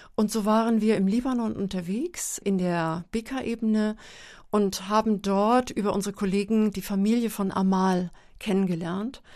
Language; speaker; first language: German; native; German